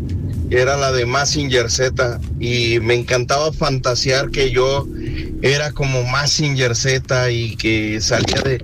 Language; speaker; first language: Spanish; native; Spanish